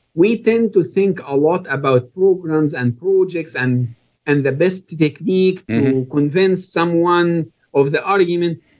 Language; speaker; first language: English; non-native, fluent; Arabic